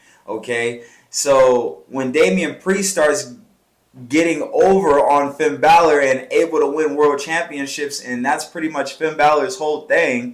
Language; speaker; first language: English; native; English